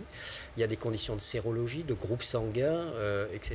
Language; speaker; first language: French; native; French